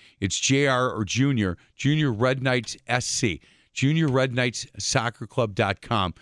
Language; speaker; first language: English; native; English